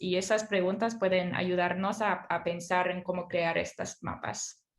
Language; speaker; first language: Spanish; non-native, fluent; English